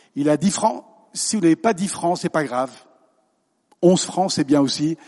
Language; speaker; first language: French; native; French